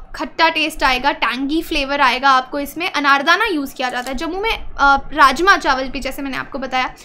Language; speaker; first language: Hindi; native; Hindi